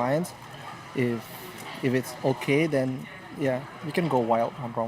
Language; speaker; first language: English; non-native, learner; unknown